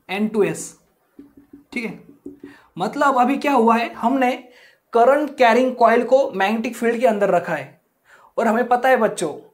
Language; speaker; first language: Hindi; non-native, local second language; Marathi